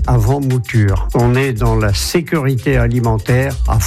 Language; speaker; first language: French; native; French